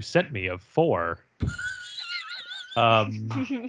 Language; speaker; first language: English; native; English